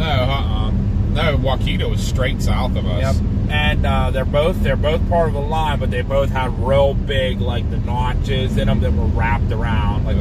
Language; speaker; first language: English; native; English